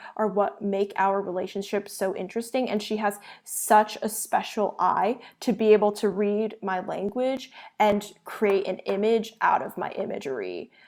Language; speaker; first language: English; early bilingual, other home language; Chinese